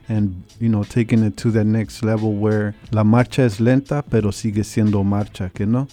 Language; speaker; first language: Spanish; early bilingual, heritage; Spanish